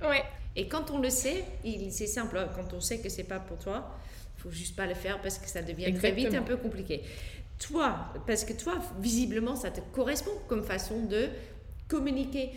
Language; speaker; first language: French; non-native, fluent; Dutch